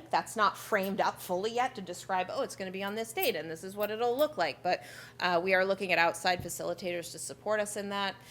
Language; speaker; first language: English; native; English